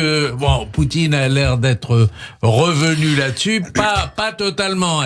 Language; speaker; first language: French; native; French